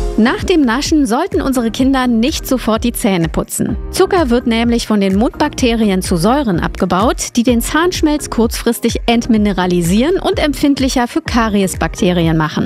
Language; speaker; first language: German; native; German